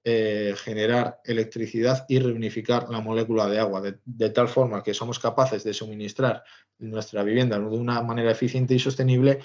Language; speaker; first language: Spanish; native; Spanish